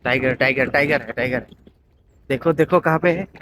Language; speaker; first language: Hindi; non-native, local second language; Assamese